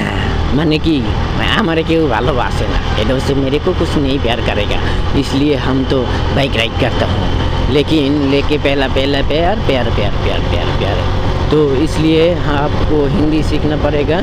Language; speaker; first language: Hindi; non-native, learner; Bangla